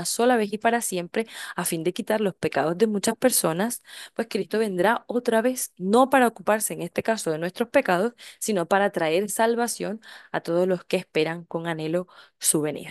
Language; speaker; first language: Spanish; native; Spanish